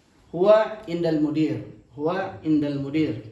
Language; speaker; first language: Arabic; non-native, fluent; Indonesian